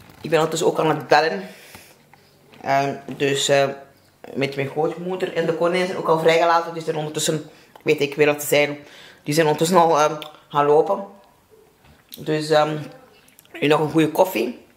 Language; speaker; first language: Dutch; native; Dutch